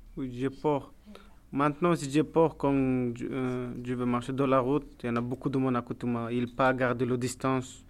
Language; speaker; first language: French; non-native, learner; Bangla